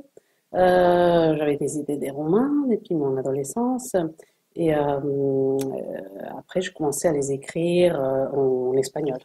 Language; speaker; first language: French; non-native, fluent; Spanish